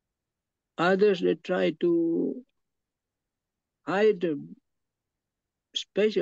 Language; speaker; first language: English; non-native, local second language; Filipino